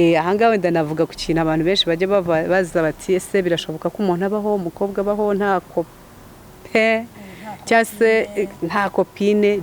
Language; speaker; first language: Kinyarwanda; early bilingual, heritage; Kinyarwanda